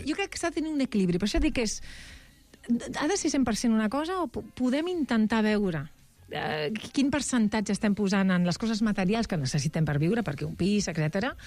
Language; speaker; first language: Catalan; non-native, local second language; Spanish